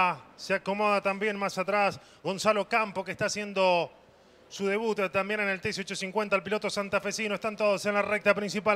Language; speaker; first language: Spanish; native; Spanish